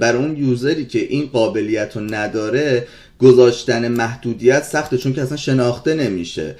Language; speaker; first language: Persian; early bilingual, heritage; Persian